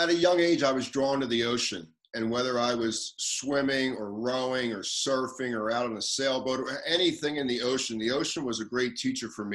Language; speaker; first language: English; native; English